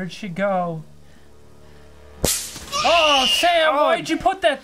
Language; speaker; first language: English; native; English